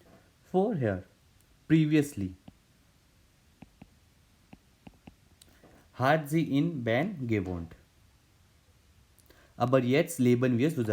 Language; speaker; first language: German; non-native, fluent; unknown